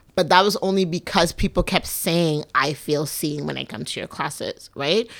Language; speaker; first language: English; native; English